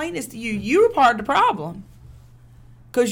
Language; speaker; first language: English; native; English